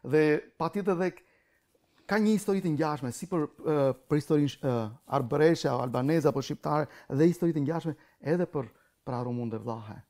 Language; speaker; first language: Albanian; non-native, local second language; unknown